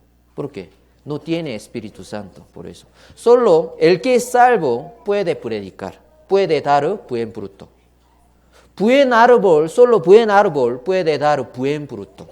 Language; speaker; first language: Spanish; non-native, learner; Korean